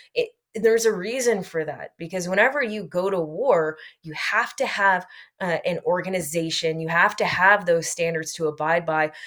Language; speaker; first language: English; native; English